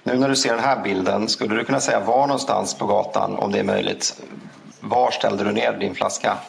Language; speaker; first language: Swedish; native; Swedish